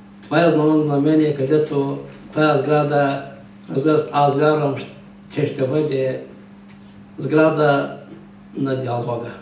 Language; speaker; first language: Bulgarian; non-native, local second language; Turkish